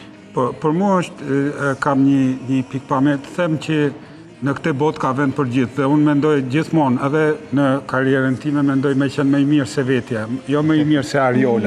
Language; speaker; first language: Albanian; native; Albanian